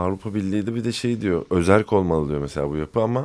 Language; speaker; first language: Turkish; native; Turkish